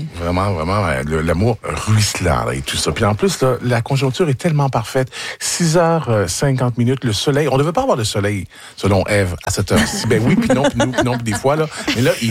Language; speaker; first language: French; native; French